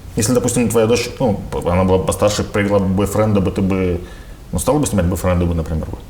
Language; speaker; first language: Russian; native; Russian